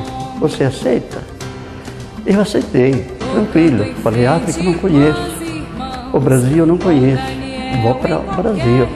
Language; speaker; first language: Portuguese; non-native, fluent; Italian